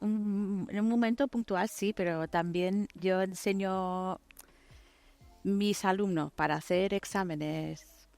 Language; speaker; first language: Spanish; non-native, fluent; English